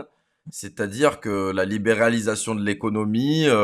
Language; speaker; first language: French; native; French